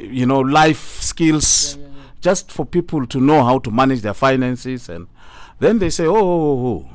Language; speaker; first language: English; non-native, local second language; Tsonga